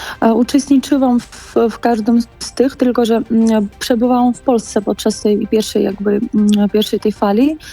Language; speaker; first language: Polish; non-native, fluent; Georgian